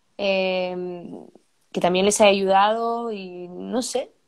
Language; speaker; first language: Spanish; native; Spanish